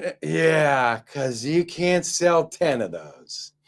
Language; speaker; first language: English; native; English